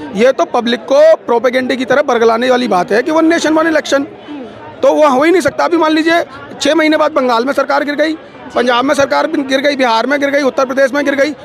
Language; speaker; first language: Hindi; native; Hindi